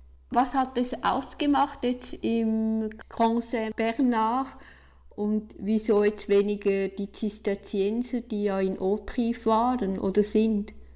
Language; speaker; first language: German; native; German